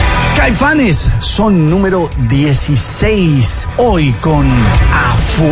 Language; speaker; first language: Spanish; native; Spanish